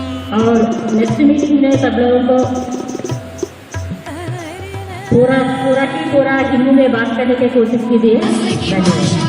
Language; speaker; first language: Hindi; non-native, local second language; Telugu